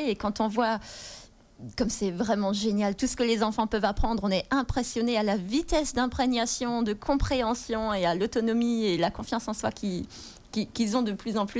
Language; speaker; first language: French; native; French